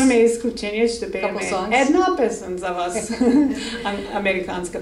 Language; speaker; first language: Bulgarian; non-native, fluent; English